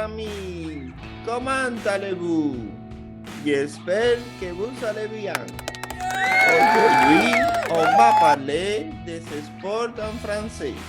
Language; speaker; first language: French; non-native, fluent; Portuguese